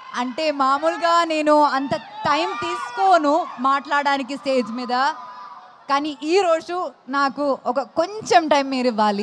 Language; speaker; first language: Telugu; non-native, fluent; Malayalam